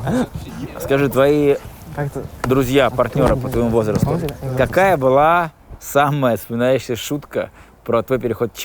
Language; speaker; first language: Russian; native; Russian